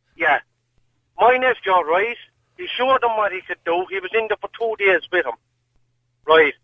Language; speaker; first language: English; native; English